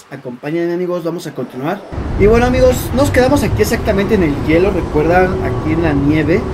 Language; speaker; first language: Spanish; native; Spanish